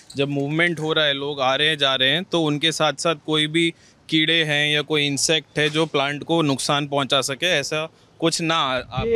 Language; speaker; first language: Hindi; native; Hindi